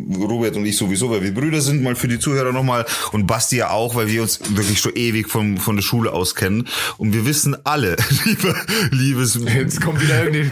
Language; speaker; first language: German; native; German